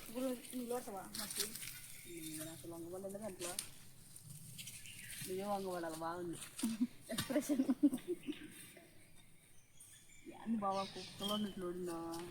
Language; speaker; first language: Telugu; native; Telugu